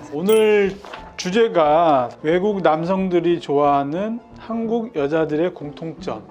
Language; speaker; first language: Korean; native; Korean